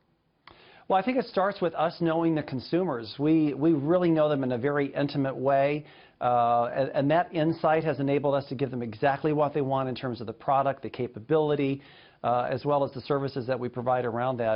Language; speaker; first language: English; native; English